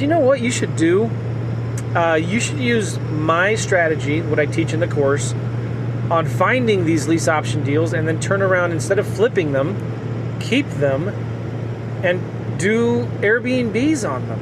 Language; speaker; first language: English; native; English